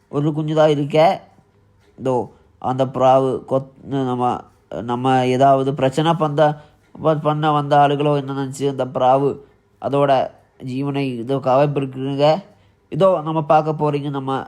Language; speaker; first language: Tamil; non-native, local second language; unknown